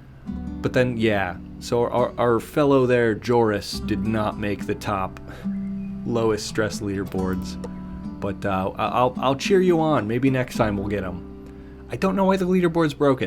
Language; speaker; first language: English; native; English